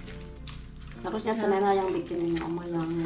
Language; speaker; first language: Indonesian; native; Indonesian